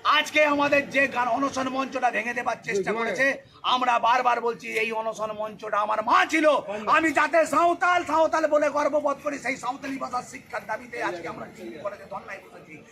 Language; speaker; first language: Bangla; non-native, local second language; Santali